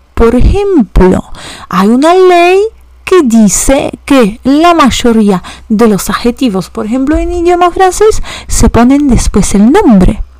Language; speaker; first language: Spanish; non-native, fluent; Polish